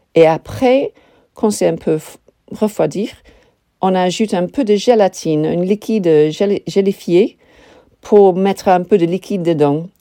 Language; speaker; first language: French; non-native, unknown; English